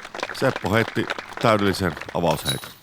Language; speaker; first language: Finnish; native; Finnish